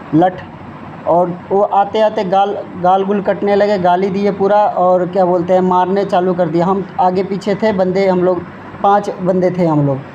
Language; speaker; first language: Hindi; native; Hindi